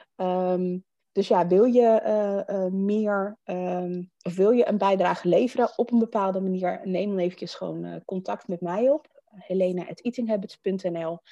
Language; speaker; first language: Dutch; native; Dutch